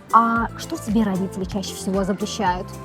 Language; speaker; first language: Russian; non-native, local second language; Azerbaijani